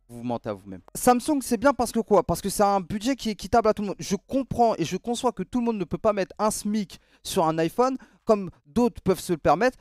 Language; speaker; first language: French; native; French